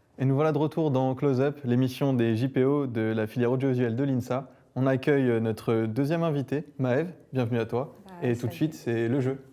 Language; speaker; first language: French; native; French